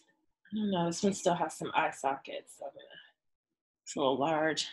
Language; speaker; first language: English; native; English